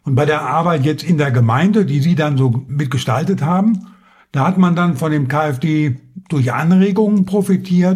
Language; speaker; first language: German; native; German